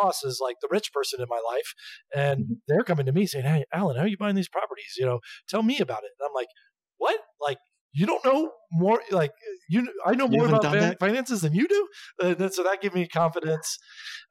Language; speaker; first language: English; native; English